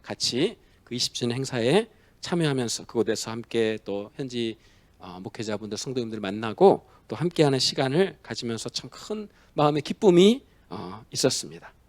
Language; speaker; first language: Korean; native; Korean